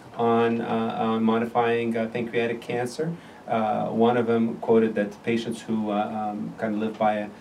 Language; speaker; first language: English; non-native, fluent; Arabic